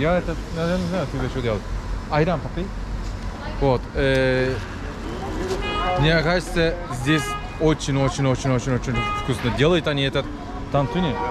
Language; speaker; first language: Russian; non-native, learner; Turkish